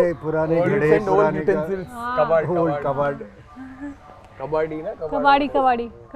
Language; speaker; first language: Telugu; native; Telugu